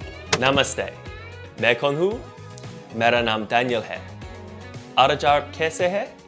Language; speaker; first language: Hindi; non-native, learner; English